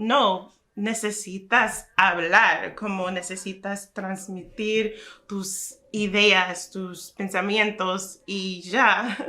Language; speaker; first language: Spanish; non-native, fluent; English